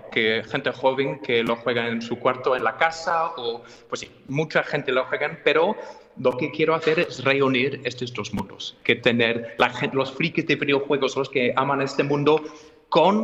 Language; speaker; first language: Spanish; non-native, fluent; English